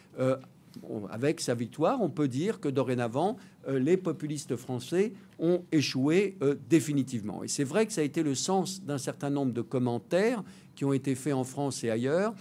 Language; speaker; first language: French; native; French